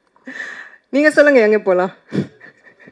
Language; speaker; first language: Tamil; non-native, local second language; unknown